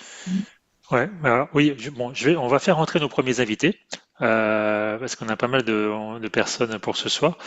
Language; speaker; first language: French; native; French